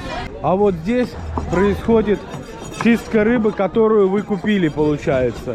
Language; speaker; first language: Russian; native; Russian